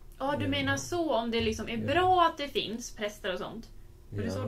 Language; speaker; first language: Swedish; native; Swedish